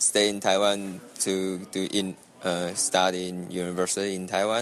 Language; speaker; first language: English; non-native, learner; Chinese